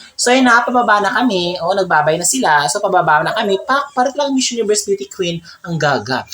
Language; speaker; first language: Filipino; non-native, local second language; Cebuano